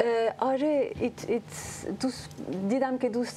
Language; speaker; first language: Persian; early bilingual, heritage; French